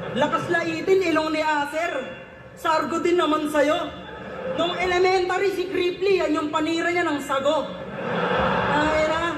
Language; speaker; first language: Filipino; native; Filipino